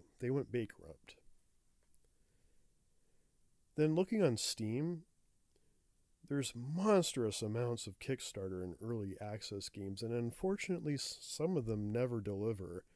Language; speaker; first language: English; native; English